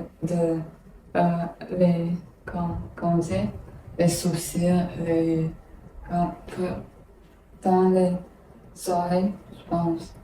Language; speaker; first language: French; non-native, learner; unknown